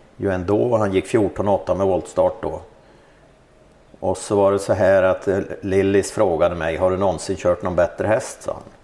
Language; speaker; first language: Swedish; native; Swedish